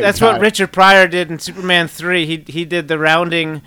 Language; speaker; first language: English; native; English